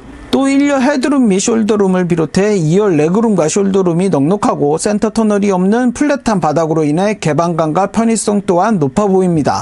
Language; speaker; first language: Korean; native; Korean